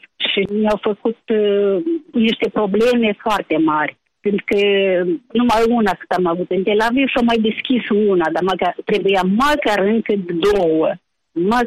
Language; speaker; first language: Romanian; native; Romanian